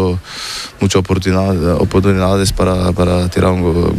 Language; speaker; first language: Spanish; non-native, learner; German